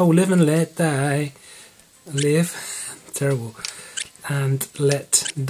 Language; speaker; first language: English; native; English